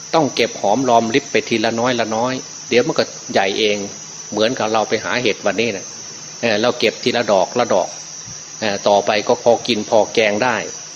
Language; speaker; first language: Thai; native; Thai